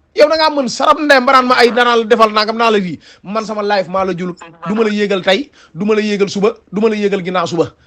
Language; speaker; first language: Wolof; native; Wolof